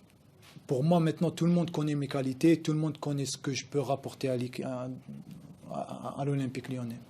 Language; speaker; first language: French; non-native, local second language; Arabic